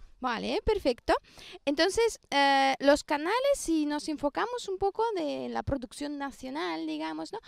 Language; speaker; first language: Spanish; native; Spanish